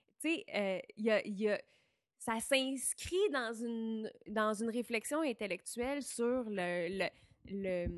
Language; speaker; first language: French; native; French